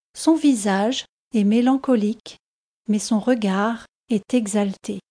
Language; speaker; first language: French; native; French